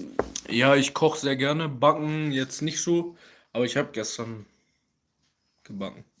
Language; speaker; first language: German; early bilingual, other home language; Kurdish